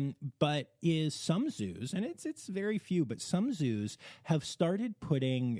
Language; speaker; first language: English; native; English